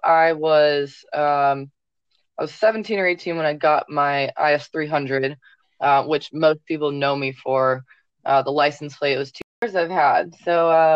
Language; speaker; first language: English; native; English